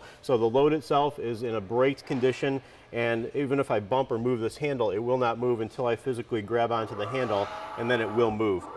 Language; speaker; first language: English; native; English